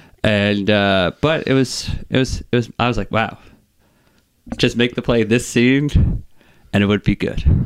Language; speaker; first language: English; native; English